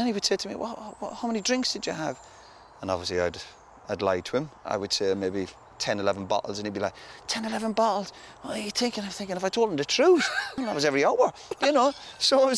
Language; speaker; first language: English; native; English